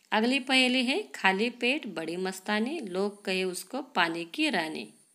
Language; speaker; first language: Hindi; non-native, local second language; Marathi